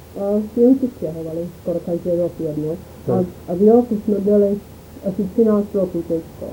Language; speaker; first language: Czech; native; Czech